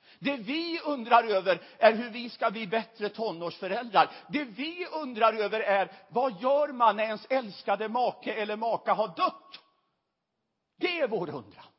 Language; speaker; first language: Swedish; native; Swedish